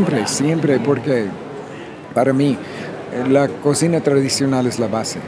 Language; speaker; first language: Spanish; non-native, fluent; English